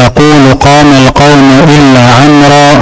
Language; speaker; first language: Arabic; non-native, fluent; Indonesian